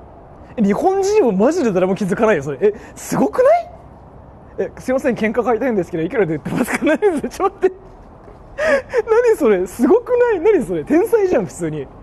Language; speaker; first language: Japanese; native; Japanese